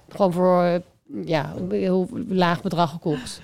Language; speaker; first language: Dutch; native; Dutch